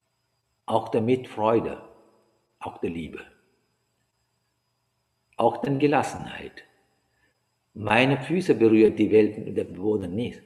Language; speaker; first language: German; non-native, learner; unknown